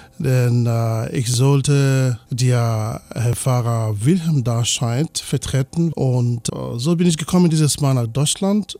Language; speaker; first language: German; non-native, fluent; Igbo